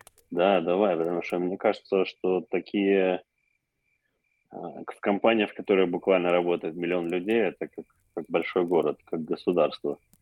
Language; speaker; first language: Russian; native; Russian